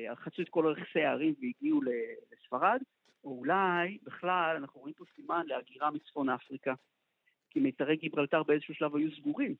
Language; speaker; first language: Hebrew; native; Hebrew